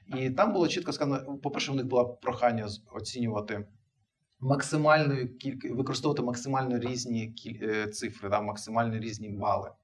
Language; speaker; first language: Ukrainian; non-native, local second language; Russian